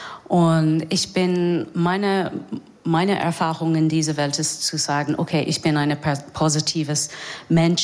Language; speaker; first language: German; non-native, fluent; English